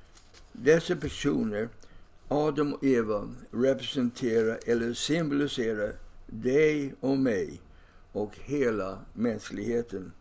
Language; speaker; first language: Swedish; non-native, fluent; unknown